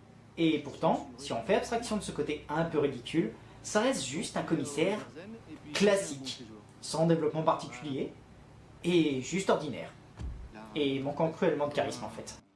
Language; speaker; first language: French; native; French